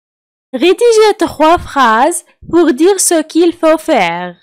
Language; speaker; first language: French; non-native, fluent; Arabic